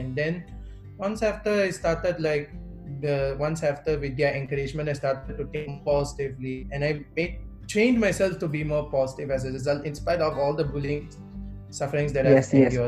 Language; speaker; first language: English; non-native, local second language; Telugu